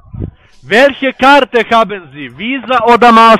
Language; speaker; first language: German; non-native, learner; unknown